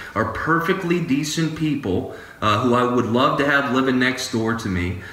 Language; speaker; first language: English; native; English